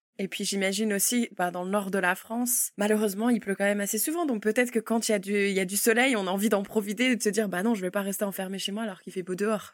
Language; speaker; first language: French; native; French